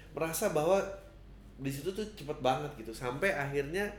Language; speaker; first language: Indonesian; native; Indonesian